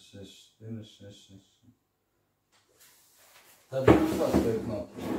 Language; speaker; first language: Russian; non-native, local second language; Ukrainian